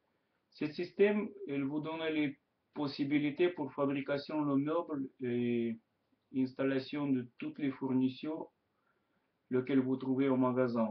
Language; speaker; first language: French; non-native, learner; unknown